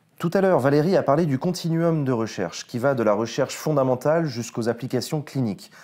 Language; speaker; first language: French; native; French